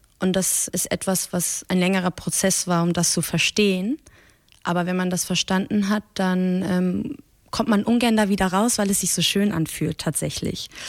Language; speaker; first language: German; early bilingual, other home language; Persian